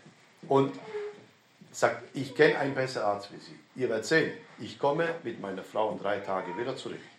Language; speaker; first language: German; non-native, fluent; Romanian